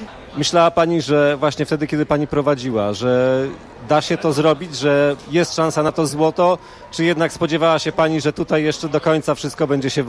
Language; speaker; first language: Polish; native; Polish